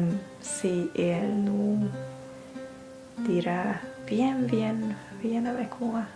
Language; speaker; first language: French; non-native, fluent; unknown